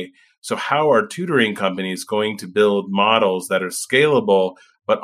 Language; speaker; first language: English; native; English